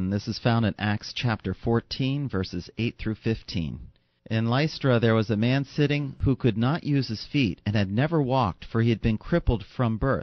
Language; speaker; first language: English; native; English